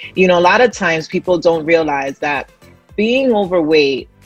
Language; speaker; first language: English; early bilingual, other home language; Spanish